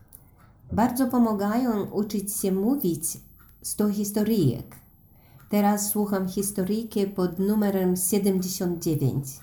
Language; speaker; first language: Polish; non-native, learner; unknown